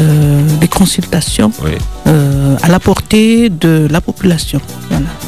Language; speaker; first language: French; non-native, local second language; Malagasy